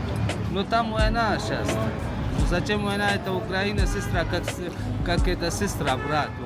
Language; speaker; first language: Russian; non-native, learner; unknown